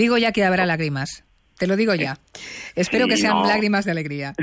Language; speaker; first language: Spanish; native; Spanish